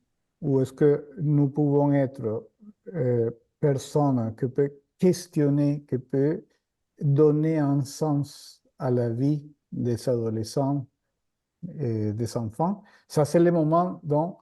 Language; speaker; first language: French; non-native, fluent; Spanish